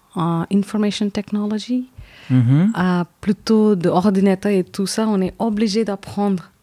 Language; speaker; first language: French; non-native, fluent; Tamil